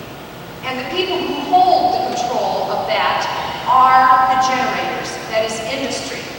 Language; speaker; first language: English; native; English